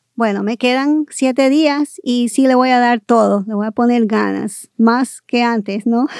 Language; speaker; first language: Spanish; early bilingual, heritage; Spanish